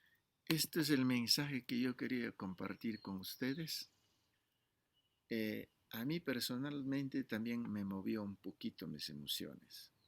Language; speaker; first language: Spanish; non-native, fluent; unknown